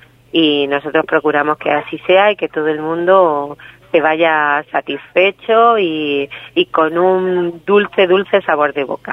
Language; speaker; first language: Spanish; native; Spanish